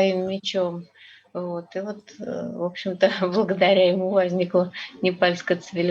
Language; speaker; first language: Russian; native; Russian